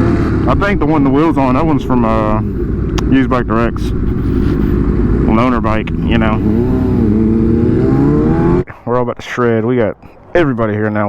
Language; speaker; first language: English; native; English